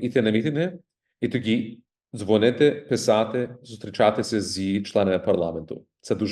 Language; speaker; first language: Ukrainian; early bilingual, heritage; Ukrainian